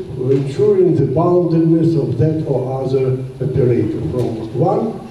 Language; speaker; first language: English; non-native, fluent; Russian